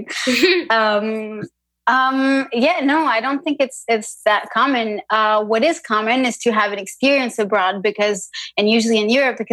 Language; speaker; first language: English; non-native, fluent; French